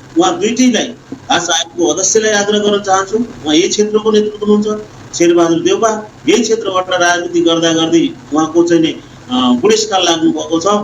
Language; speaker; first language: Nepali; non-native, local second language; Rana Tharu